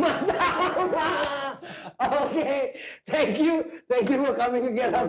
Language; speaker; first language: English; non-native, learner; Indonesian